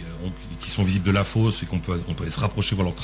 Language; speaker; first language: French; native; French